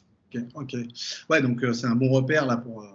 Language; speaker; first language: French; native; French